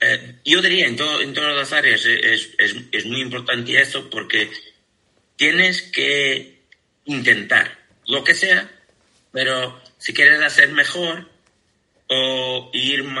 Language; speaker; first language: Spanish; non-native, fluent; Portuguese